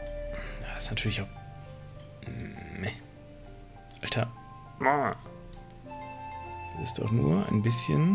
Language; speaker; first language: German; native; German